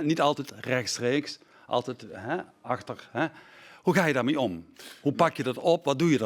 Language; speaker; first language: Dutch; native; Dutch